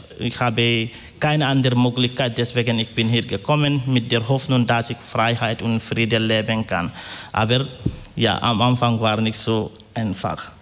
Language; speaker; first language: German; non-native, fluent; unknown